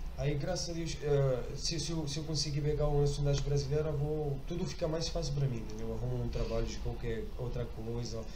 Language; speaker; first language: Portuguese; non-native, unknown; Arabic